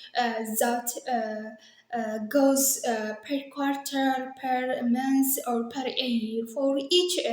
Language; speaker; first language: English; non-native, local second language; Amharic